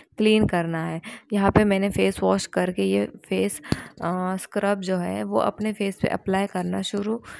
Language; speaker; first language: Hindi; non-native, local second language; Marathi